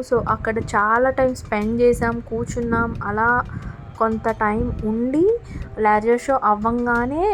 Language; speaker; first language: Telugu; native; Telugu